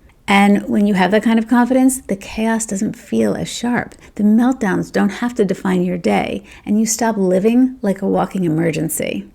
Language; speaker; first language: English; native; English